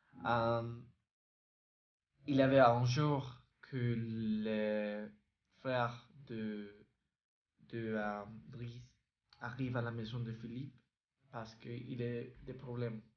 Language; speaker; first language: French; non-native, learner; Spanish